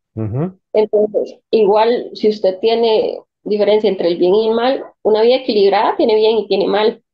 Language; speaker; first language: Spanish; native; Spanish